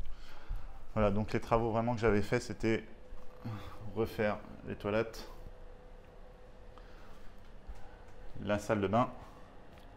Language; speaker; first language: French; native; French